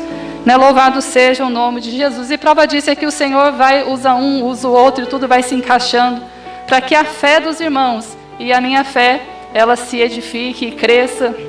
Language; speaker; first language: Portuguese; native; Portuguese